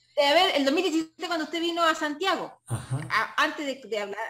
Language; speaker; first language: Spanish; native; Spanish